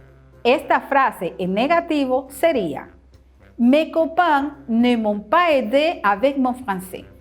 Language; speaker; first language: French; non-native, fluent; Spanish